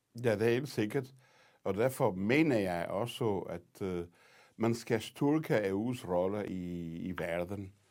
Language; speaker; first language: Danish; non-native, fluent; Portuguese